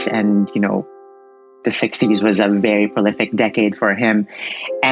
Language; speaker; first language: English; non-native, local second language; Cebuano